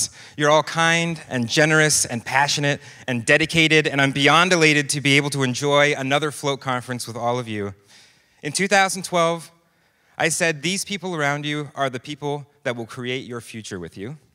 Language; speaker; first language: English; native; English